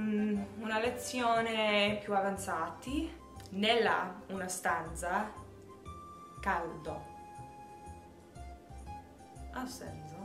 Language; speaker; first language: Italian; non-native, learner; English